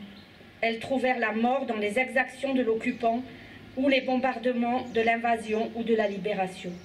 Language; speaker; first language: French; native; French